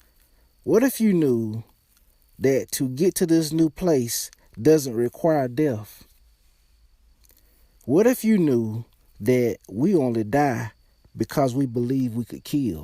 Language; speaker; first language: English; native; English